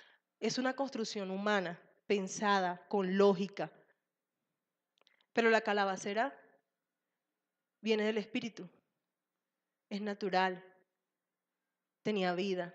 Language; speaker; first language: Spanish; native; Spanish